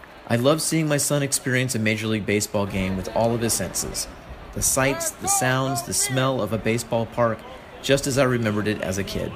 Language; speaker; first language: English; native; English